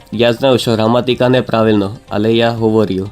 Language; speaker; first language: Ukrainian; non-native, learner; Gujarati